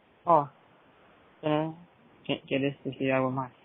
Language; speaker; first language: Spanish; early bilingual, heritage; Spanish